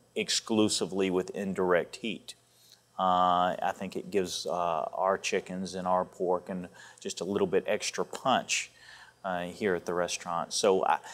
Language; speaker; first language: English; native; English